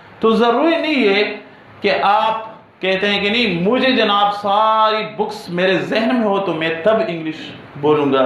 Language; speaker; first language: Urdu; non-native, local second language; Pashto